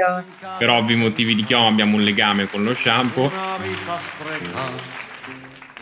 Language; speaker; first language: Italian; native; Italian